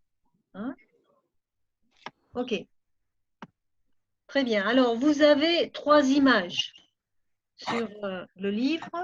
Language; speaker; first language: French; non-native, fluent; Spanish